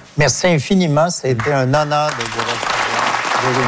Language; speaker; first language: French; native; French